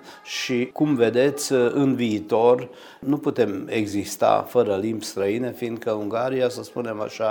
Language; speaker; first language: Romanian; early bilingual, heritage; Romanian